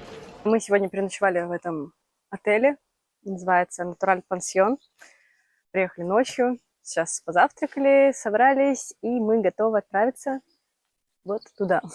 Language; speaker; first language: Russian; native; Russian